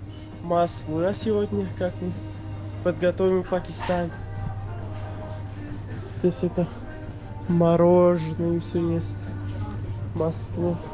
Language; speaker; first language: Russian; non-native, learner; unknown